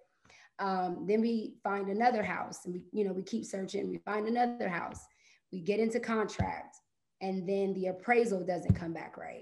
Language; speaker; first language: English; native; English